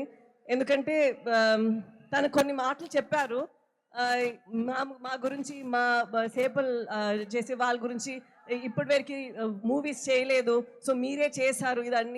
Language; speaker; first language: Telugu; non-native, fluent; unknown